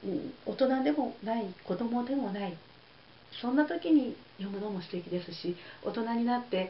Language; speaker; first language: Japanese; native; Japanese